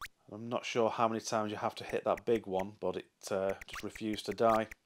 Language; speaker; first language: English; native; English